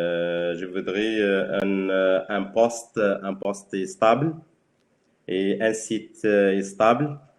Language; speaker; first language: French; non-native, learner; Spanish